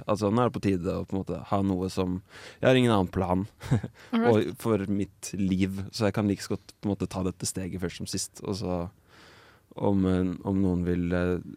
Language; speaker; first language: Norwegian; native; Norwegian